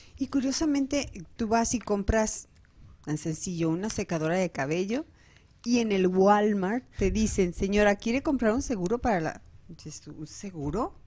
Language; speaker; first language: Spanish; native; Spanish